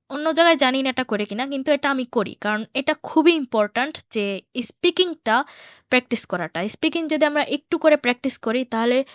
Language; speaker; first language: Bangla; early bilingual, heritage; Bangla